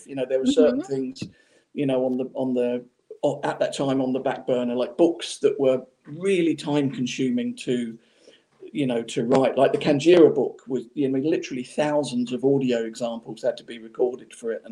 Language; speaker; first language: English; native; English